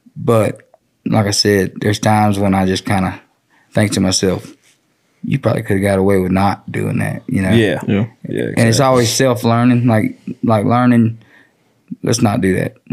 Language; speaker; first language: English; native; English